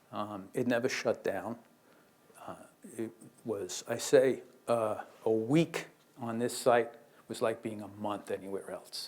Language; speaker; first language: English; native; English